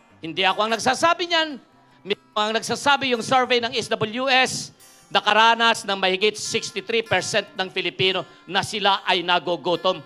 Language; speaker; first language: Filipino; non-native, local second language; Iloko